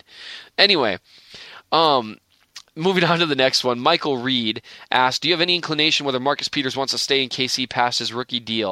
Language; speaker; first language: English; native; English